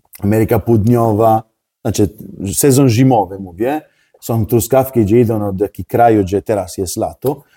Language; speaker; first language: Polish; non-native, learner; Italian